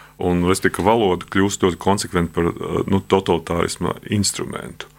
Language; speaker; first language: Latvian; native; Latvian